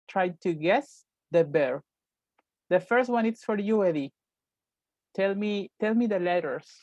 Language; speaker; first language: English; non-native, fluent; Spanish